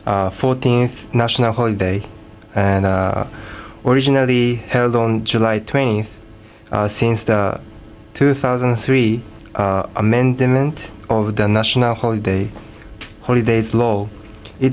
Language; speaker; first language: English; non-native, learner; Japanese